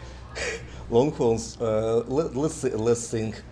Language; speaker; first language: English; non-native, learner; Russian